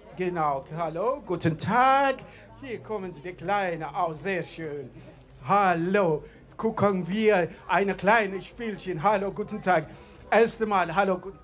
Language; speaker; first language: German; non-native, fluent; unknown